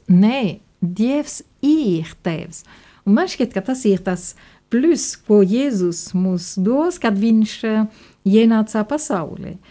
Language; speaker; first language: Latvian; non-native, fluent; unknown